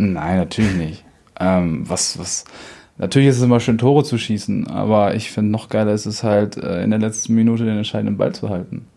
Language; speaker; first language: German; native; German